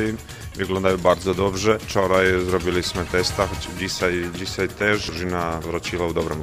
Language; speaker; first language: Polish; non-native, learner; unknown